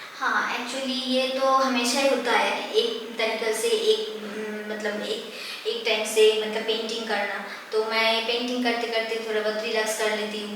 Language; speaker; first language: Hindi; non-native, local second language; Bangla